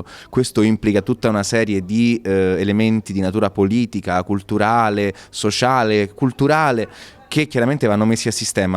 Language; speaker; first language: Italian; native; Italian